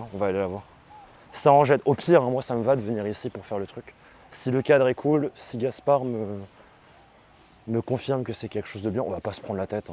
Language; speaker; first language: French; native; French